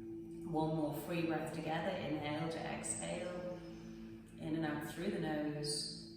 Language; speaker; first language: English; native; English